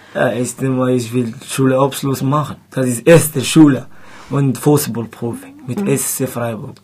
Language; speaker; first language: German; non-native, learner; Arabic